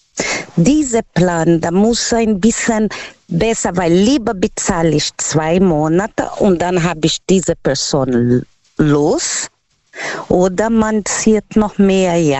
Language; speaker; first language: German; non-native, learner; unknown